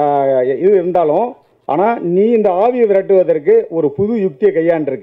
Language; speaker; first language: Tamil; native; Tamil